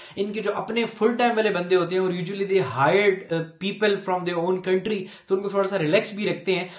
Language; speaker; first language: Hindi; non-native, local second language; Punjabi